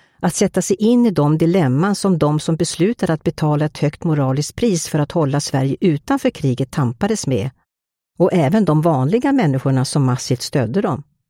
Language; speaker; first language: Swedish; native; Swedish